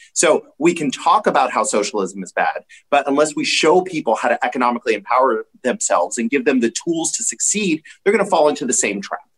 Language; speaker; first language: English; native; English